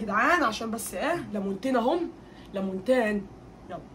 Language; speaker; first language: Arabic; native; Arabic